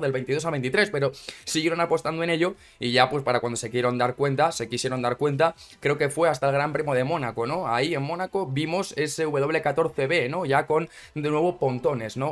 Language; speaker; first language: Spanish; native; Spanish